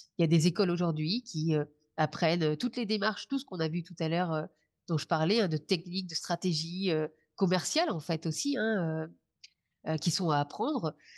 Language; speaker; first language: French; native; French